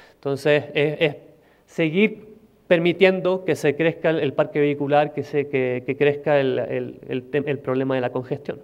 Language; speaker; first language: Spanish; native; Spanish